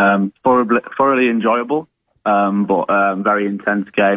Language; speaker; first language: English; native; English